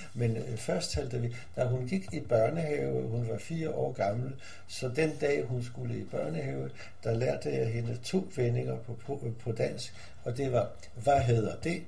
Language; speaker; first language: Danish; non-native, fluent; Polish